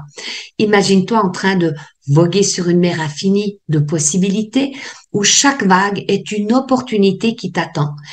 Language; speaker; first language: French; native; French